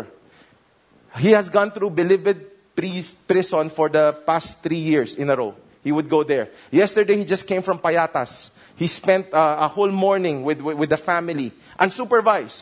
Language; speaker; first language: English; non-native, local second language; Filipino